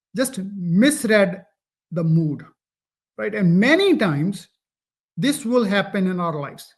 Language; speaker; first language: English; non-native, local second language; Punjabi